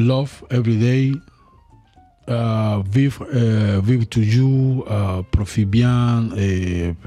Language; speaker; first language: French; non-native, learner; Spanish